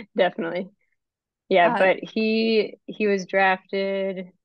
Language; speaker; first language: English; native; English